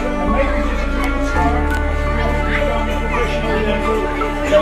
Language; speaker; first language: English; non-native, fluent; Dutch